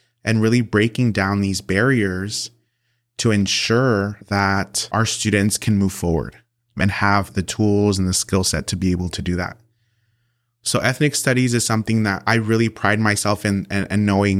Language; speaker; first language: English; early bilingual, other home language; Spanish